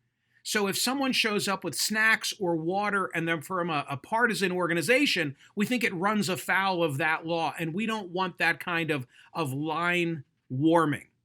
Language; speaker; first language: English; native; English